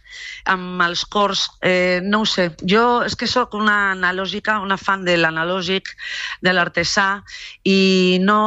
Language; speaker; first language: Catalan; non-native, local second language; Spanish